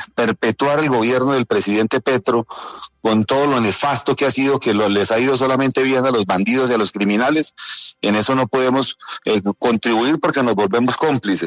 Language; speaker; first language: Spanish; native; Spanish